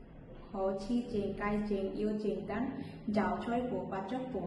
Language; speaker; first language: Cantonese; non-native, learner; Bangla